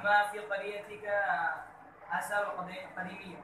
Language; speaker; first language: Arabic; non-native, learner; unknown